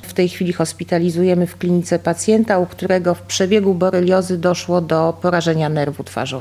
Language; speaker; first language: Polish; native; Polish